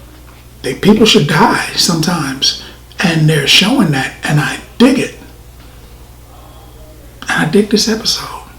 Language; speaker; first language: English; native; English